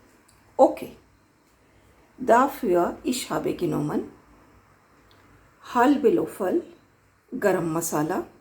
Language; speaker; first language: German; non-native, learner; Hindi